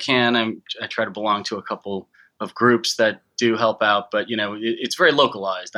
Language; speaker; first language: English; early bilingual, other home language; Japanese